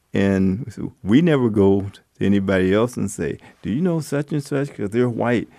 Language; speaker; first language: English; native; English